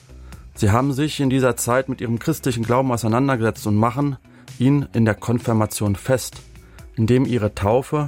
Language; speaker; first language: German; native; German